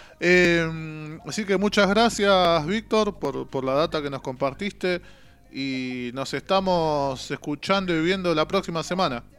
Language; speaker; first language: Spanish; native; Spanish